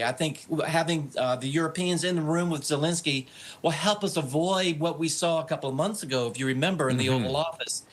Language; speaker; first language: English; native; English